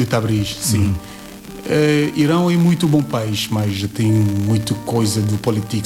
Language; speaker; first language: Portuguese; non-native, learner; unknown